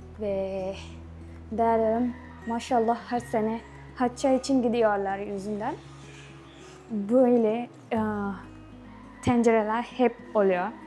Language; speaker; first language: Turkish; non-native, fluent; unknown